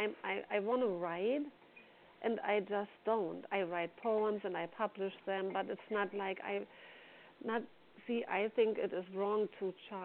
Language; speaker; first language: English; non-native, fluent; German